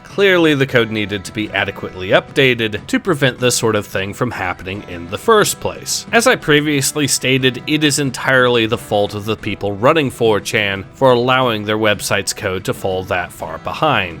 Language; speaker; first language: English; native; English